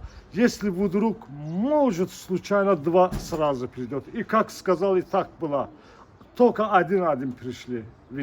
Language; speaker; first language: Russian; non-native, local second language; Azerbaijani